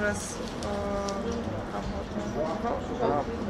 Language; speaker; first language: English; non-native, learner; Russian